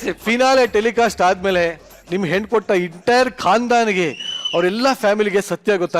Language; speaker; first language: Kannada; native; Kannada